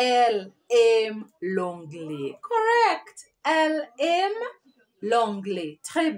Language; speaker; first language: French; non-native, fluent; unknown